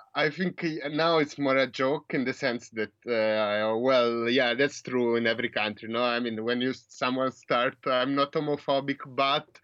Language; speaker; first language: English; non-native, fluent; Italian